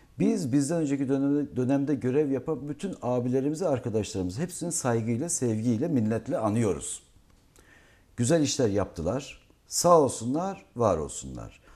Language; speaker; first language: Turkish; native; Turkish